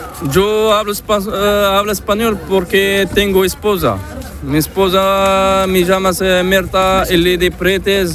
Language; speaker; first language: Spanish; non-native, learner; Arabic